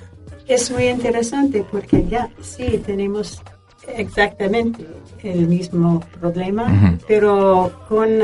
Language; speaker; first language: Spanish; non-native, fluent; English